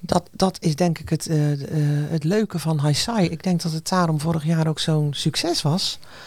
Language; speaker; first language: Dutch; native; Dutch